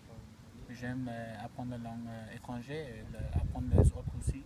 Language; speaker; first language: French; non-native, learner; Persian